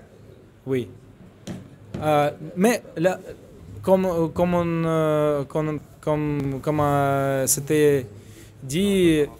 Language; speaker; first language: French; non-native, fluent; Russian